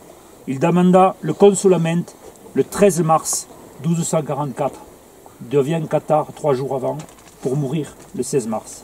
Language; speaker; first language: French; native; French